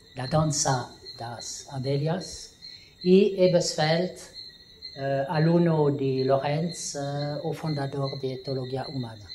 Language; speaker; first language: Portuguese; non-native, learner; French